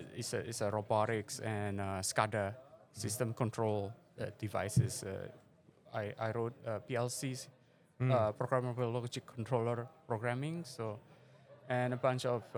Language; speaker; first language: English; non-native, fluent; Indonesian